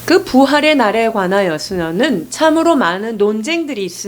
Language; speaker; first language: Korean; native; Korean